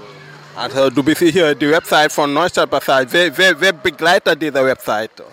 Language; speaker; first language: German; non-native, learner; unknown